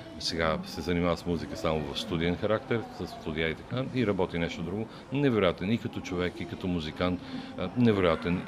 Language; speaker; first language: Bulgarian; native; Bulgarian